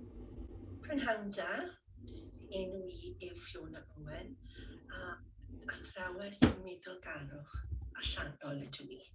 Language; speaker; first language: Welsh; native; Welsh